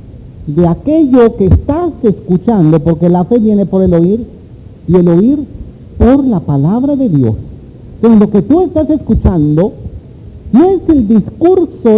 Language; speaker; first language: Spanish; native; Spanish